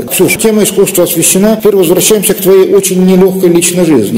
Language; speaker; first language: Russian; native; Russian